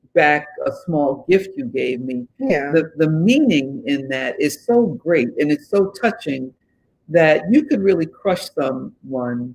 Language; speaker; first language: English; native; English